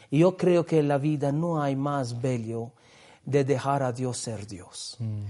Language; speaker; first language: Spanish; non-native, fluent; Maltese